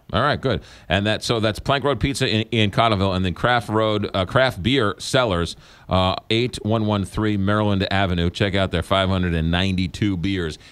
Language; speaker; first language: English; native; English